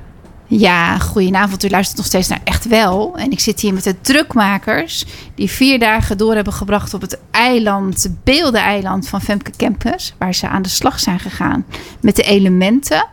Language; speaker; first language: Dutch; native; Dutch